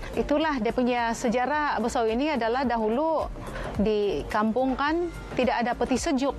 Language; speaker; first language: Malay; non-native, local second language; Central Dusun